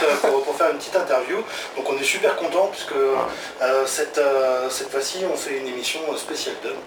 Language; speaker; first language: French; native; French